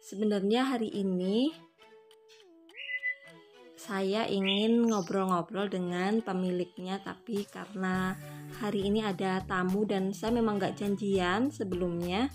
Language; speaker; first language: Indonesian; native; Indonesian